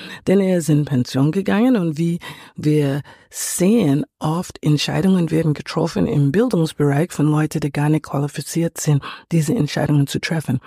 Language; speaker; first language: German; non-native, fluent; English